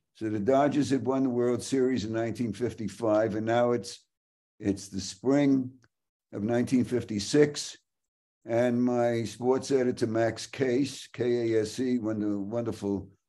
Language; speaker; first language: English; native; English